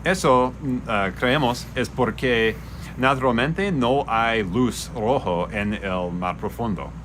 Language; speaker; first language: Spanish; non-native, learner; English